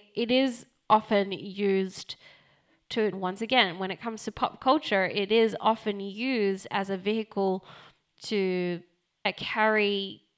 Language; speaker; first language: English; early bilingual, other home language; Japanese